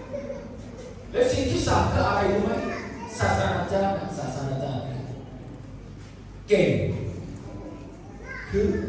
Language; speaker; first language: Thai; non-native, local second language; Lahu